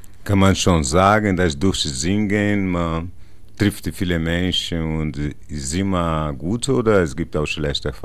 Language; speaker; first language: German; non-native, learner; Portuguese